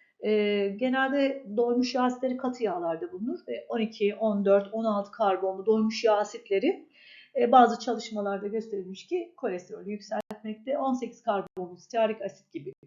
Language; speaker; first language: Turkish; native; Turkish